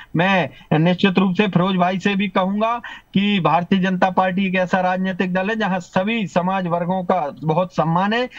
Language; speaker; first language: Hindi; native; Hindi